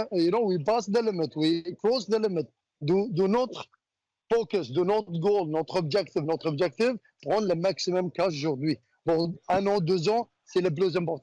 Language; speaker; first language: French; non-native, learner; Arabic